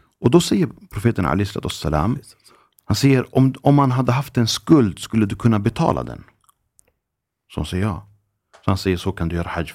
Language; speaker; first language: Swedish; early bilingual, other home language; Arabic